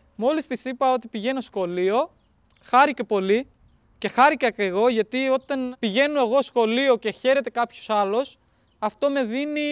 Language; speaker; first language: Greek; non-native, fluent; Urdu